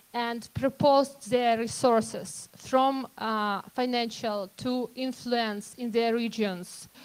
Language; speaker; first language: English; non-native, fluent; Ukrainian